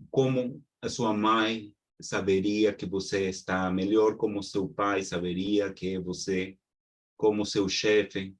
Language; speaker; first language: Portuguese; non-native, fluent; Spanish